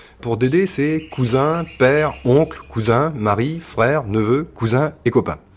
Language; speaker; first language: French; native; French